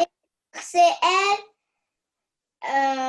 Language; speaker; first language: French; early bilingual, other home language; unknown